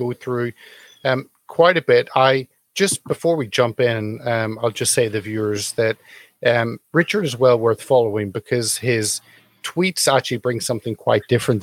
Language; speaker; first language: English; native; English